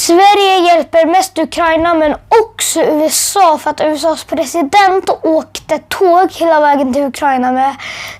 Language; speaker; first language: Swedish; early bilingual, other home language; Urdu